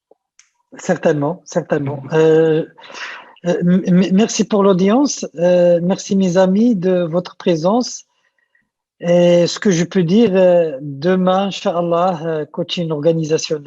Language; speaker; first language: French; non-native, local second language; Arabic